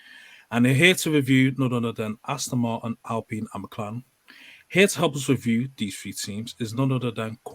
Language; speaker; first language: English; native; English